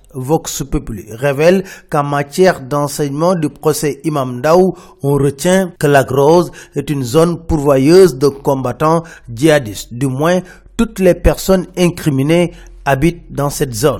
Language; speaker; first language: French; non-native, local second language; Wolof